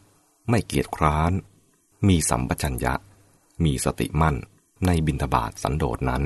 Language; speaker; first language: Thai; native; Thai